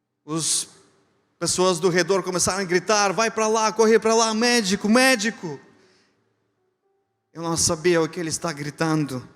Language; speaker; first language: Portuguese; non-native, fluent; Ukrainian